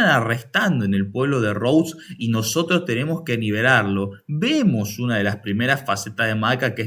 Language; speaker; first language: Spanish; native; Spanish